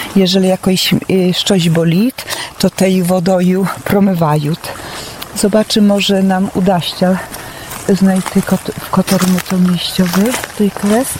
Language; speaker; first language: Polish; non-native, local second language; Belarusian